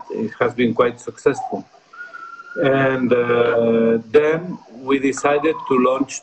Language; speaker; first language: English; non-native, fluent; Spanish